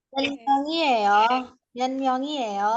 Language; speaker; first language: Korean; non-native, learner; Indonesian